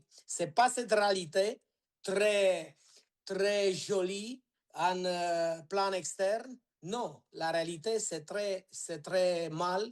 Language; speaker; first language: French; non-native, learner; Romanian